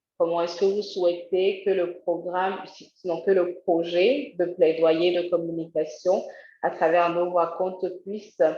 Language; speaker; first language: French; native; French